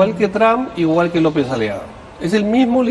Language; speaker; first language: Spanish; native; Spanish